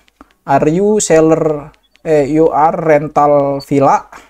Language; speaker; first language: English; non-native, learner; Indonesian